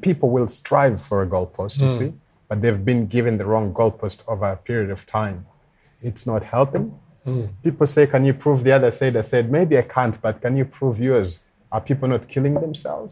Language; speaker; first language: English; non-native, local second language; Luo (Kenya and Tanzania)